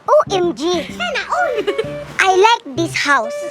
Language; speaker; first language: English; non-native, learner; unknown